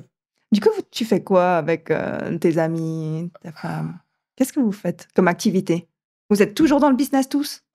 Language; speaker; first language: French; native; French